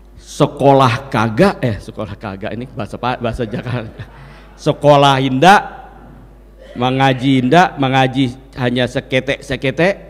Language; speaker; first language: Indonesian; native; Indonesian